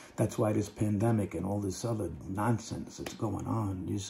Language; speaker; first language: English; native; English